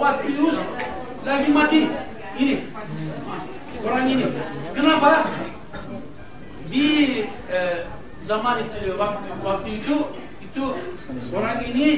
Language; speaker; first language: Indonesian; non-native, learner; Turkish